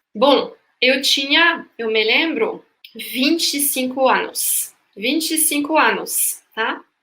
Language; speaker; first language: Portuguese; non-native, fluent; French